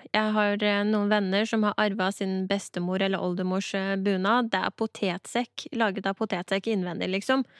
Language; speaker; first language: Norwegian; early bilingual, other home language; Persian